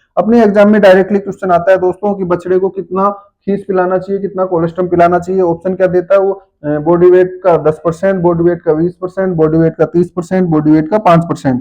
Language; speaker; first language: Hindi; native; Hindi